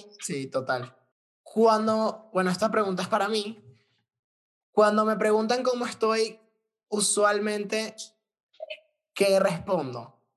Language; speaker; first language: Spanish; native; Spanish